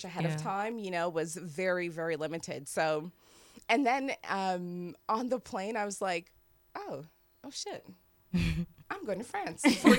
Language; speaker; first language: English; native; English